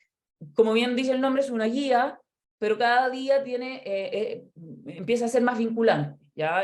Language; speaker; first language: Spanish; native; Spanish